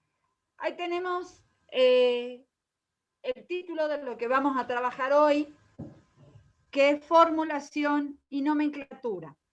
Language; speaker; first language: Spanish; native; Spanish